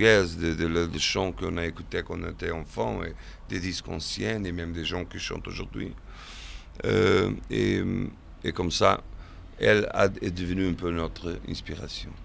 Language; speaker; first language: French; non-native, fluent; Portuguese